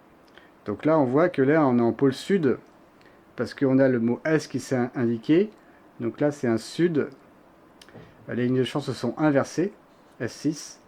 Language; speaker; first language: French; native; French